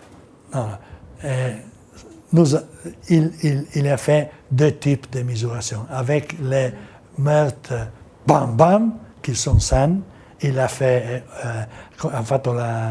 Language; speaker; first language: French; non-native, learner; Italian